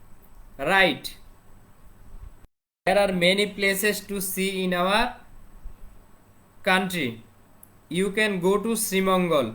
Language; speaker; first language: English; non-native, fluent; Bangla